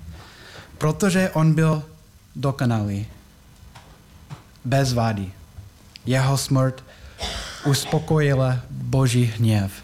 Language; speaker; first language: Czech; non-native, learner; English